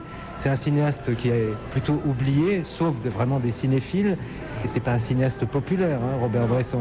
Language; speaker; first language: French; native; French